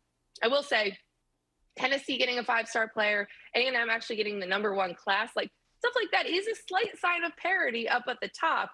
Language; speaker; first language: English; native; English